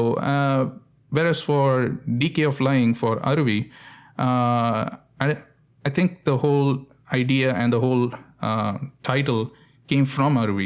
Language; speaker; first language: English; non-native, local second language; Tamil